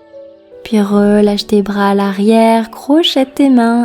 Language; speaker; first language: French; native; French